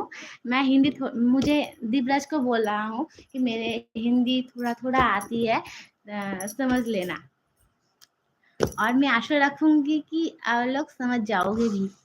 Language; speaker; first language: Hindi; non-native, local second language; Bangla